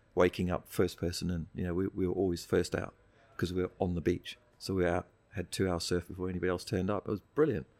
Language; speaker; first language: English; native; English